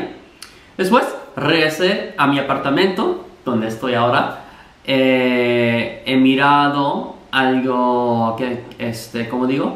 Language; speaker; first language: Spanish; non-native, fluent; English